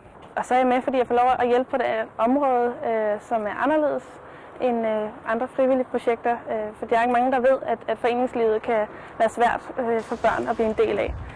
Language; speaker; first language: Danish; native; Danish